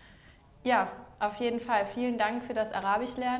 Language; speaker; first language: German; native; German